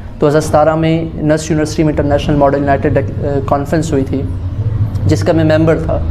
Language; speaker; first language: Urdu; non-native, local second language; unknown